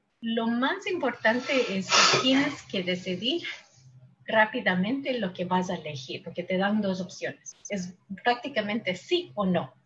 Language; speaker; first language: Spanish; non-native, fluent; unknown